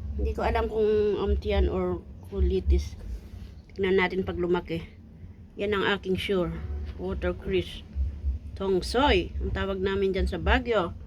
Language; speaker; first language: Filipino; non-native, local second language; Iloko